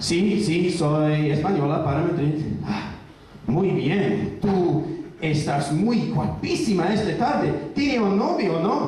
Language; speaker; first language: Spanish; non-native, learner; English